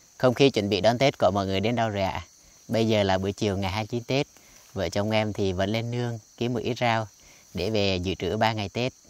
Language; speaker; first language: Vietnamese; non-native, local second language; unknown